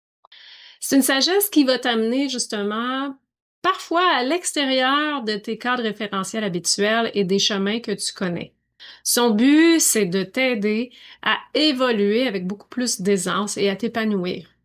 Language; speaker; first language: French; native; French